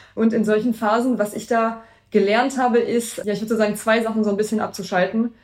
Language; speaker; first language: German; native; German